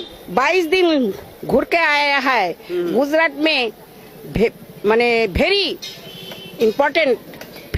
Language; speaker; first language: Hindi; non-native, local second language; Bangla